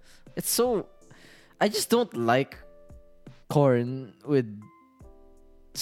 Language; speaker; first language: English; non-native, local second language; Filipino